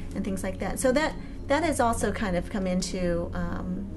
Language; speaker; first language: English; native; English